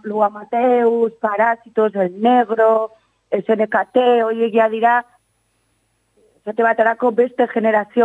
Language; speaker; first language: Basque; non-native, local second language; Spanish